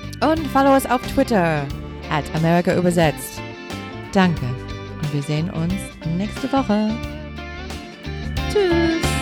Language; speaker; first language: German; non-native, learner; English